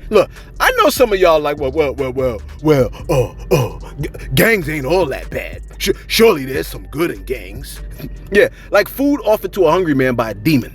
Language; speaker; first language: English; native; English